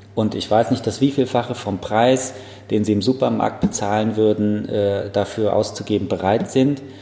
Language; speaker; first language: German; native; German